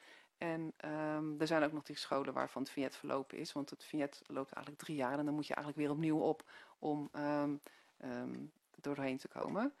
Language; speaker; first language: Dutch; native; Dutch